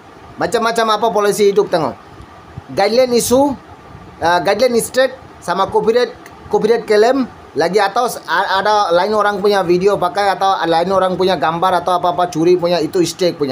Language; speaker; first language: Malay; non-native, learner; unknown